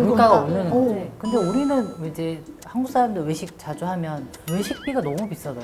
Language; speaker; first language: Korean; native; Korean